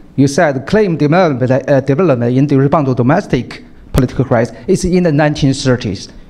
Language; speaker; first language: English; non-native, fluent; Chinese